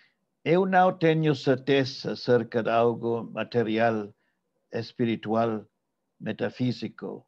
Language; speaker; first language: Portuguese; non-native, fluent; English